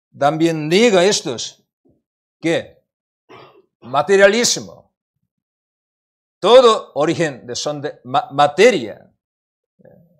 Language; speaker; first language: Spanish; non-native, learner; Korean